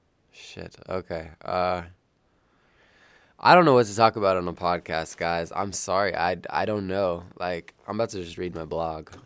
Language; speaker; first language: English; native; English